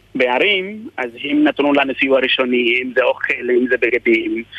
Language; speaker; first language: Hebrew; non-native, fluent; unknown